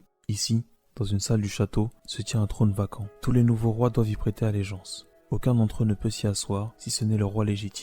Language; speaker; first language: French; native; French